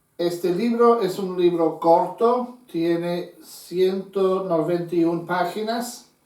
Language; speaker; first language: Spanish; non-native, fluent; English